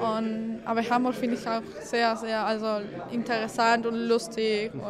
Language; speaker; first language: German; non-native, fluent; Spanish